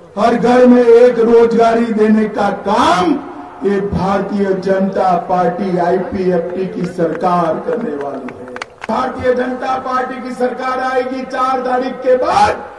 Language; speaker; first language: Hindi; non-native, local second language; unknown